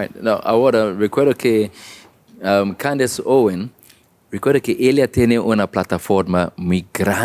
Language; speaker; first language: Spanish; non-native, learner; English